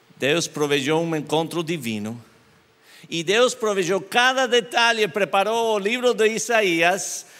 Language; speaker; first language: Portuguese; non-native, learner; English